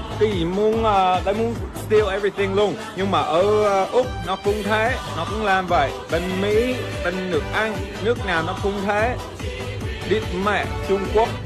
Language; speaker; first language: Vietnamese; early bilingual, heritage; Vietnamese